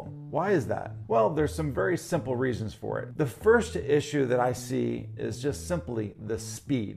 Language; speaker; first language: English; native; English